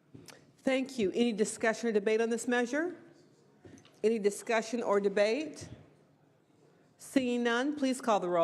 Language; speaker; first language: English; native; English